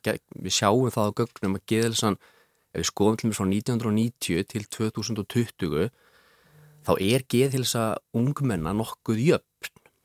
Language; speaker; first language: Icelandic; native; Icelandic